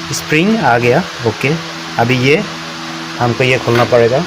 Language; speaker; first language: Hindi; non-native, learner; Bangla